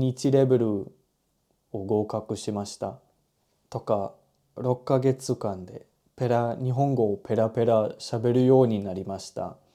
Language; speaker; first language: Japanese; non-native, learner; German